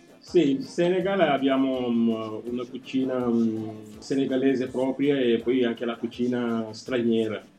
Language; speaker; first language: Italian; non-native, fluent; Wolof